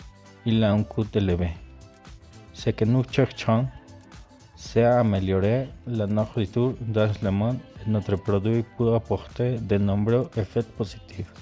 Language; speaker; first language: French; non-native, learner; Spanish